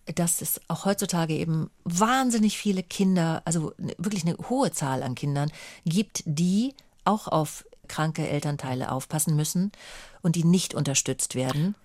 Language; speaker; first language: German; native; German